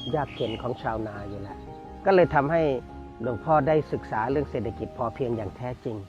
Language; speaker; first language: Thai; native; Thai